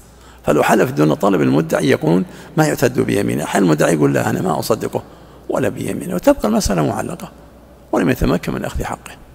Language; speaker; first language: Arabic; native; Arabic